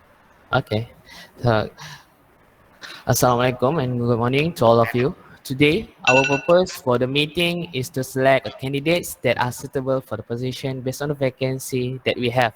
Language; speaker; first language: English; non-native, learner; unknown